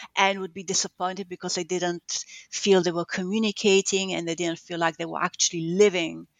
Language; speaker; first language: English; non-native, fluent; Italian